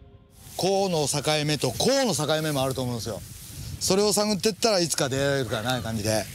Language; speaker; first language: Japanese; native; Japanese